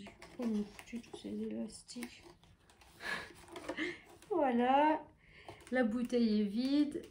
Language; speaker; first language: French; native; French